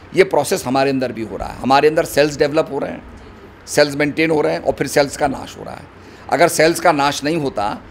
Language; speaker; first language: Hindi; native; Hindi